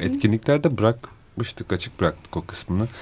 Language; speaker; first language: Turkish; native; Turkish